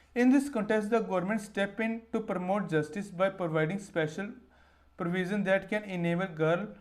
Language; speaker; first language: English; non-native, local second language; Punjabi